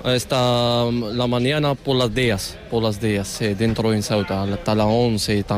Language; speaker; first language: Spanish; non-native, learner; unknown